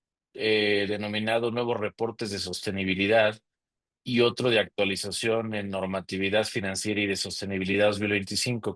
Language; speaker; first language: Spanish; native; Spanish